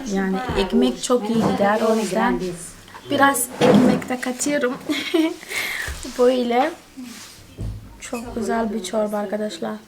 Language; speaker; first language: Turkish; non-native, fluent; Portuguese